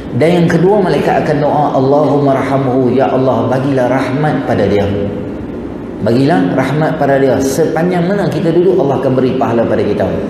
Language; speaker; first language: Malay; native; Malay